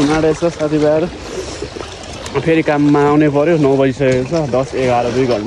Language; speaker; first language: English; non-native, learner; Nepali